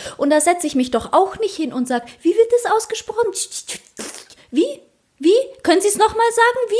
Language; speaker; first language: German; early bilingual, other home language; Russian